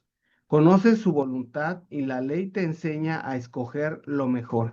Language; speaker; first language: Spanish; native; Spanish